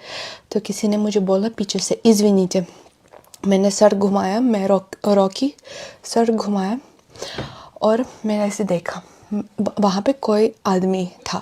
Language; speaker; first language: Hindi; non-native, fluent; Russian